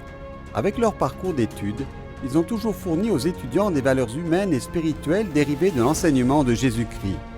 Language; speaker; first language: French; native; French